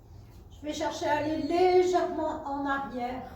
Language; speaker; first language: French; native; French